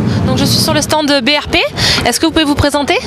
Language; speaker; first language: French; native; French